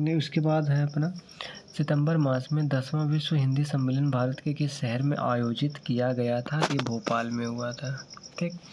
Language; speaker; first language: Hindi; native; Hindi